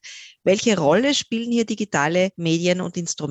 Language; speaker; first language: German; native; German